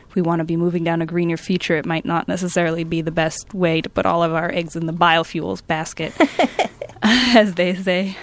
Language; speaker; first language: English; native; English